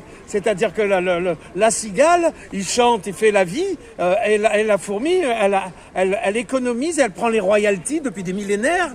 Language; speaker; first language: French; native; French